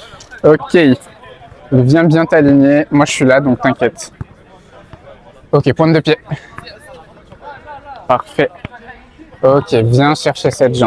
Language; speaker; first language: French; native; French